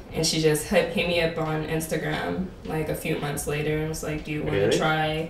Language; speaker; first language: English; non-native, fluent; Japanese